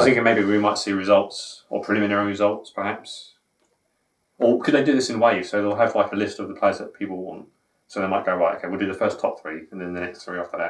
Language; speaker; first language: English; native; English